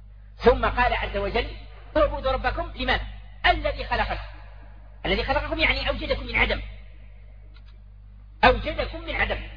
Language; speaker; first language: Arabic; native; Arabic